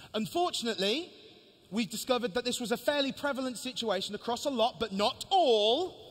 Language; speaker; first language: English; native; English